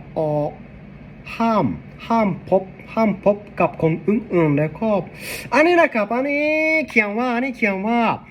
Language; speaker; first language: Thai; non-native, learner; Japanese